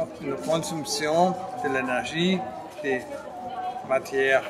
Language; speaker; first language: French; non-native, fluent; German